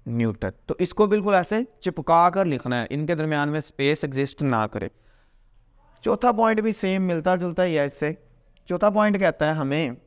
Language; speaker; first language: Hindi; native; Hindi